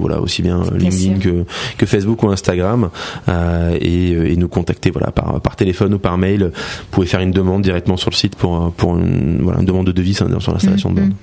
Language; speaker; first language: French; native; French